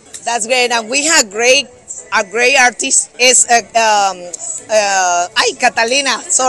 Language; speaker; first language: English; non-native, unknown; Spanish